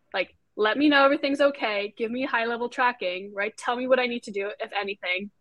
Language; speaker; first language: English; non-native, fluent; German